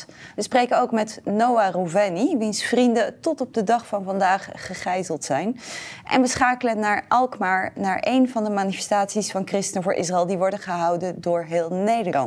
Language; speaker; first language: Dutch; native; Dutch